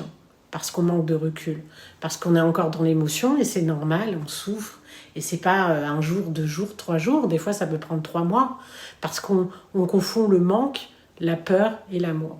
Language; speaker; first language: French; native; French